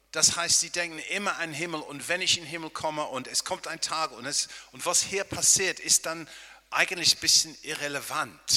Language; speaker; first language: German; non-native, fluent; English